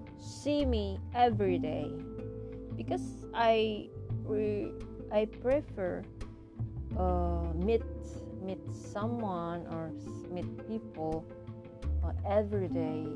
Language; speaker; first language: English; non-native, learner; Indonesian